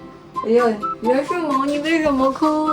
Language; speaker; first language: Chinese; native; Chinese